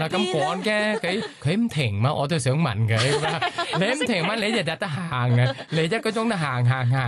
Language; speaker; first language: Cantonese; non-native, learner; Thai